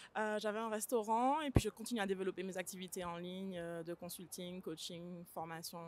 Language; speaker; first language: French; native; French